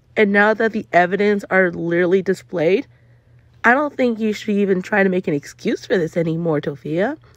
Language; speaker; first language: English; native; English